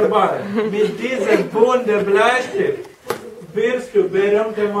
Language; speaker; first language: German; non-native, learner; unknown